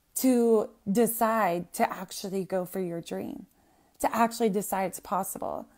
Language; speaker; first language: English; native; English